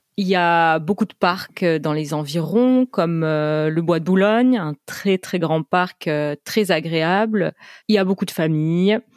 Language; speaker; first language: French; native; French